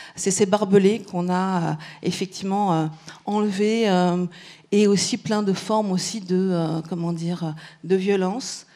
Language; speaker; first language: French; native; French